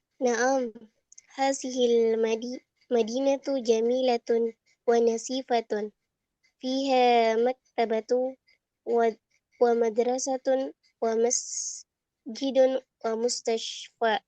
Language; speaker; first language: Arabic; non-native, learner; Indonesian